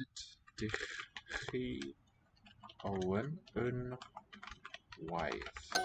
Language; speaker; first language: Welsh; non-native, learner; English